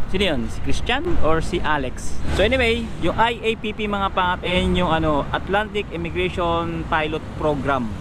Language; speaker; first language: Filipino; native; Filipino